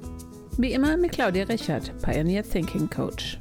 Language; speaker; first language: German; native; German